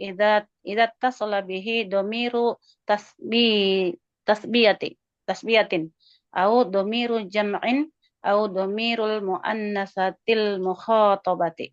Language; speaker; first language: Arabic; non-native, learner; Indonesian